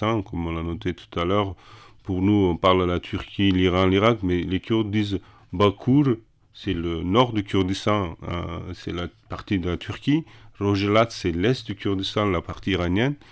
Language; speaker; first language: French; non-native, fluent; Kurdish